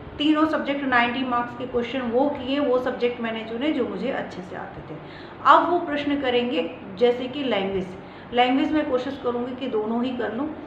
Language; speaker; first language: Hindi; native; Hindi